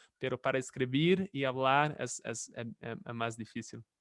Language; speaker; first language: Spanish; non-native, fluent; Portuguese